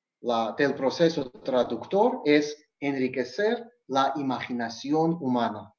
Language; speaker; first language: Spanish; non-native, fluent; Georgian